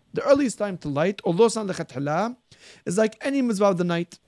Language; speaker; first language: English; early bilingual, heritage; Arabic